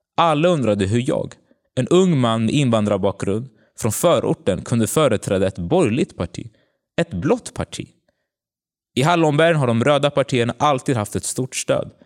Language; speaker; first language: Swedish; early bilingual, other home language; Tigrinya